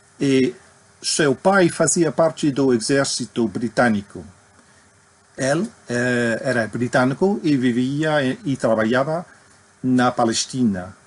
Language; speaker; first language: Portuguese; non-native, fluent; English